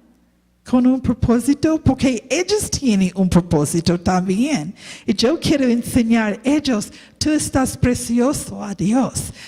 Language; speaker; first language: Spanish; non-native, learner; English